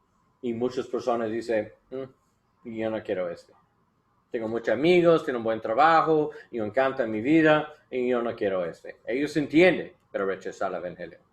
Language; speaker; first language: Spanish; non-native, learner; English